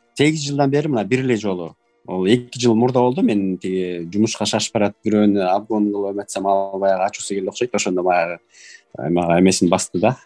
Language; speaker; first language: Kyrgyz; native; Kyrgyz